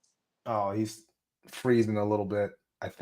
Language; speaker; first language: English; native; English